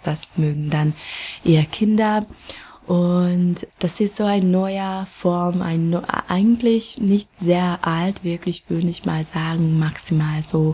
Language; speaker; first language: German; non-native, fluent; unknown